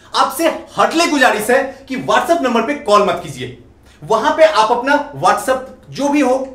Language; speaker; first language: Hindi; native; Hindi